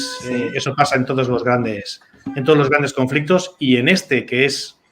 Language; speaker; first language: Spanish; native; Spanish